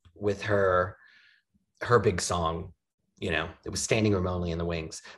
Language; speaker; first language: English; native; English